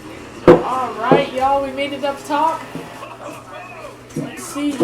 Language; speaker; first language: English; native; English